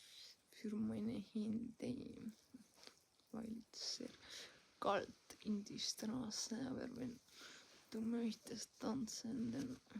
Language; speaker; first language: German; non-native, learner; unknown